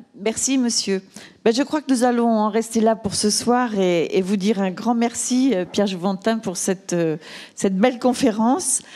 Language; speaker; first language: French; native; French